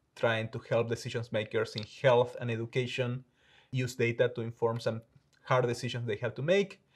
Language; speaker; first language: English; non-native, fluent; Spanish